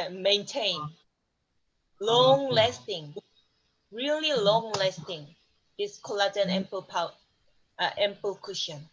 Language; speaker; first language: English; non-native, learner; Korean